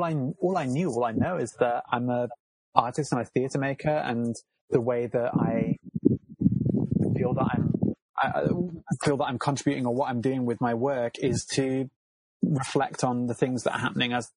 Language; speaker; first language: English; native; English